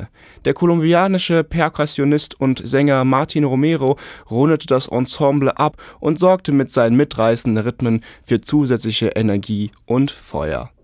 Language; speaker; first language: German; native; German